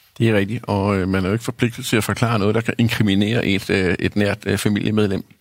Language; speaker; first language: Danish; native; Danish